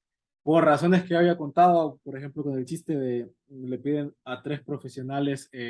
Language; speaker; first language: Spanish; native; Spanish